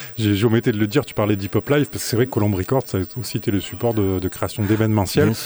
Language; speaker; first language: French; native; French